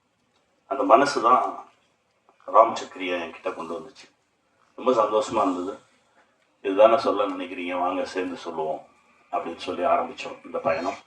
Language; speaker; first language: Tamil; native; Tamil